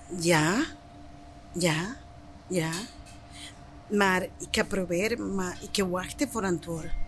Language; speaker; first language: Dutch; non-native, learner; Spanish